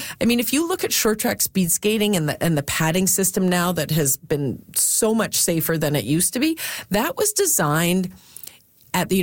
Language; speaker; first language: English; native; English